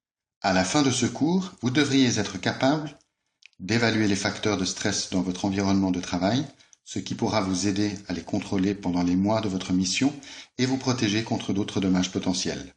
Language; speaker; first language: French; native; French